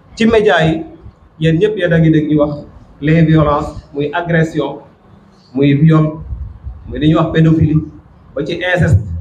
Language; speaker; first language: Wolof; non-native, local second language; Serer